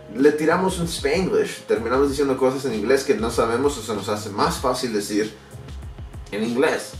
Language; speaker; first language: Spanish; non-native, learner; English